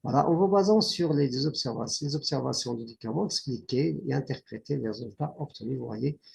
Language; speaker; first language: French; non-native, local second language; Arabic